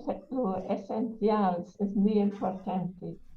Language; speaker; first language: Spanish; non-native, learner; English